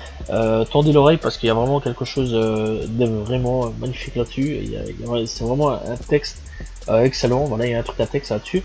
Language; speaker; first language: French; native; French